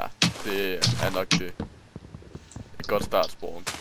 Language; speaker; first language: Danish; native; Danish